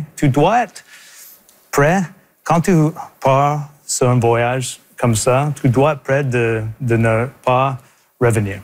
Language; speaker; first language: French; non-native, local second language; English